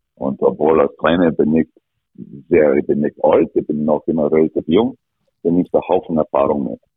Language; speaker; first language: German; non-native, fluent; English